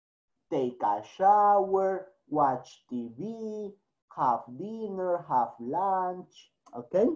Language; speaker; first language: English; non-native, fluent; Spanish